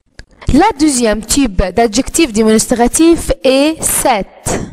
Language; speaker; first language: French; non-native, fluent; Arabic